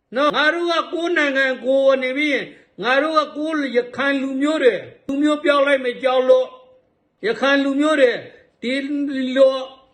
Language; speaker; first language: Burmese; native; Burmese